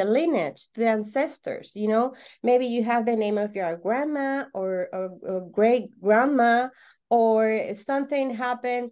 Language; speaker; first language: English; non-native, fluent; Spanish